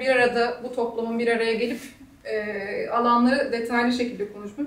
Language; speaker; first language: Turkish; native; Turkish